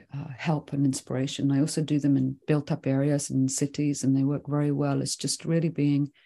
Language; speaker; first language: English; early bilingual, other home language; Swedish